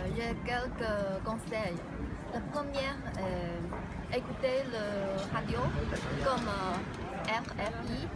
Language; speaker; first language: French; non-native, learner; Chinese